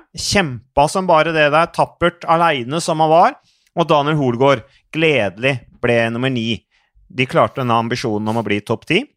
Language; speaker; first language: Norwegian; native; Norwegian